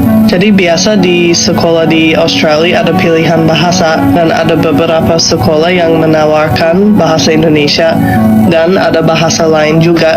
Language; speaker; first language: Indonesian; non-native, fluent; English